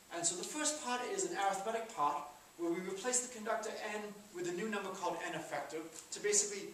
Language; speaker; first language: English; native; English